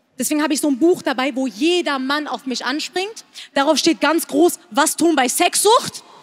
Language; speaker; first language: German; early bilingual, other home language; Persian